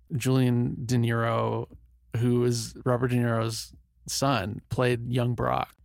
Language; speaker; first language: English; early bilingual, other home language; Ganda